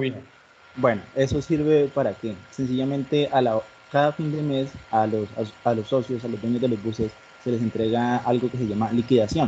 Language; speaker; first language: Spanish; native; Spanish